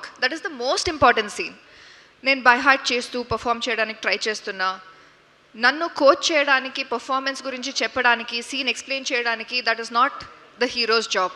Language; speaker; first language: Telugu; non-native, learner; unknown